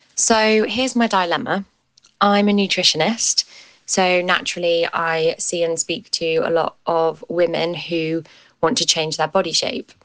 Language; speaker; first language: English; native; English